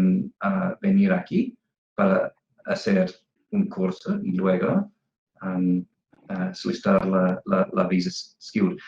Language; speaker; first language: Spanish; non-native, fluent; English